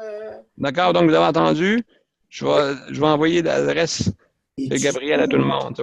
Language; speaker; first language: French; native; French